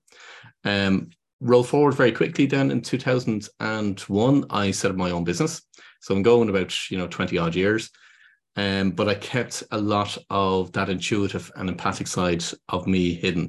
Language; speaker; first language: English; native; English